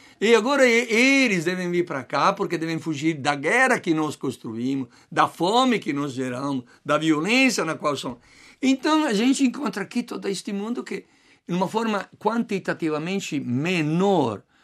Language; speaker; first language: Portuguese; non-native, fluent; Italian